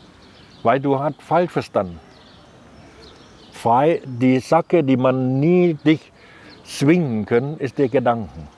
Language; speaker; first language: German; non-native, learner; Thai